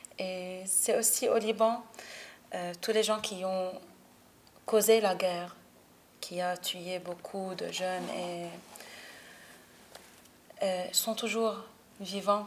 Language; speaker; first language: French; non-native, local second language; Arabic